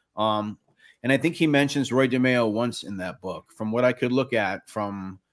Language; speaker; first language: English; native; English